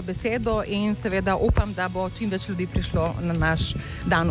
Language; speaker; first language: Slovenian; native; Slovenian